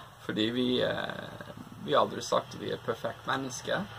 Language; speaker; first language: Norwegian; non-native, fluent; English